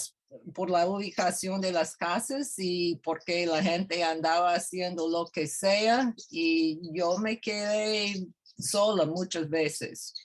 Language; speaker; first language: Spanish; non-native, fluent; English